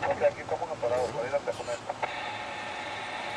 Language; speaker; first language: Spanish; native; Spanish